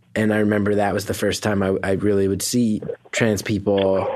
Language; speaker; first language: English; native; English